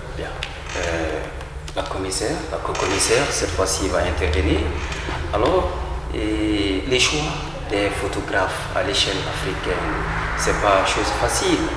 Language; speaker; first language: French; non-native, local second language; Bambara